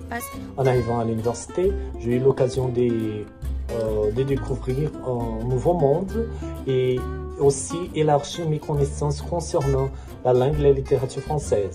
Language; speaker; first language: French; non-native, fluent; Portuguese